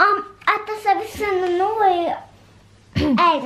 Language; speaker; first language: Russian; native; Russian